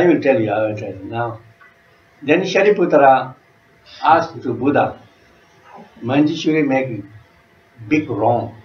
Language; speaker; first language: English; non-native, learner; Tibetan